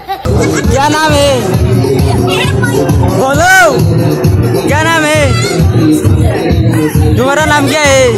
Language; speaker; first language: Hindi; non-native, local second language; Assamese